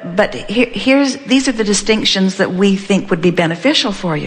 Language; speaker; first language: English; native; English